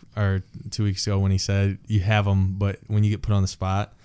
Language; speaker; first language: English; native; English